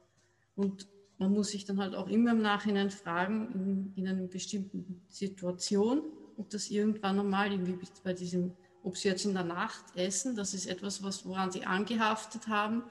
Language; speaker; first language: German; native; German